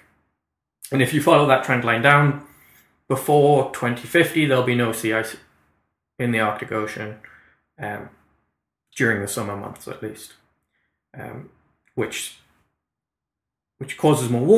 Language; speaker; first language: English; native; English